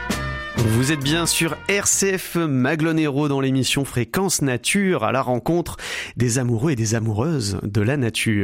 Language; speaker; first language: French; native; French